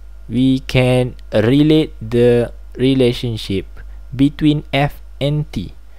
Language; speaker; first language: English; non-native, local second language; Malay